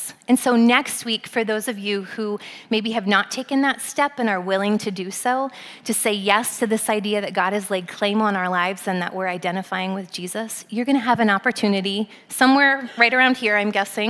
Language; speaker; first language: English; native; English